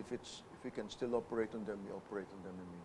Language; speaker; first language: English; non-native, local second language; Filipino